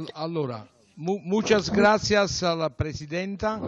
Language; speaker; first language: Spanish; non-native, learner; Italian